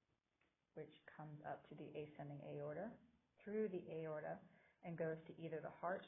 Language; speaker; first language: English; native; English